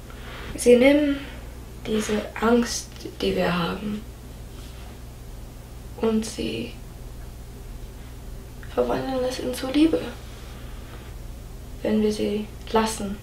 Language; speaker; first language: German; non-native, fluent; English